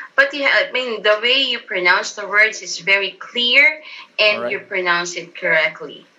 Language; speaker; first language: English; non-native, local second language; Filipino